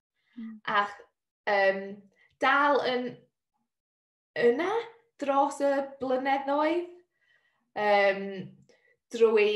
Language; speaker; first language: Welsh; non-native, learner; English